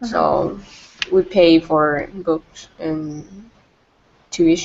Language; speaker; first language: English; non-native, fluent; Vietnamese